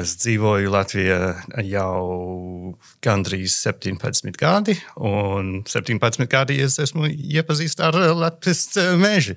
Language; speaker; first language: Latvian; non-native, learner; English